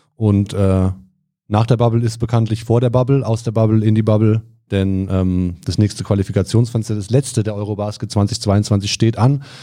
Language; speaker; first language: German; native; German